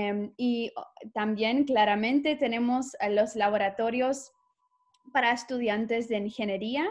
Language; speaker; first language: Spanish; non-native, fluent; English